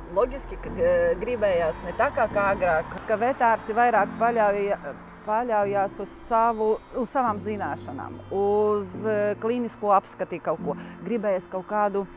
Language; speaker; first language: Latvian; non-native, local second language; Russian